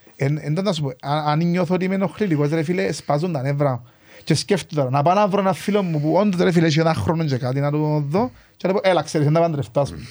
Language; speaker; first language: Greek; native; Greek